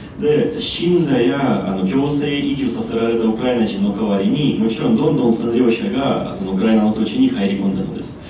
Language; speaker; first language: Japanese; non-native, fluent; Ukrainian